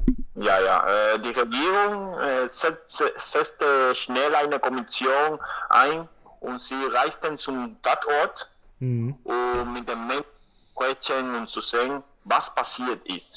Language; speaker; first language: German; non-native, learner; Spanish